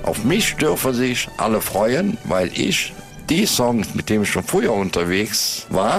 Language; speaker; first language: German; native; German